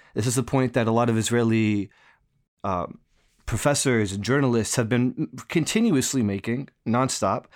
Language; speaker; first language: English; native; English